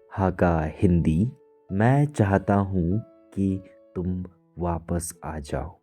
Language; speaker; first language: Hindi; non-native, local second language; Khasi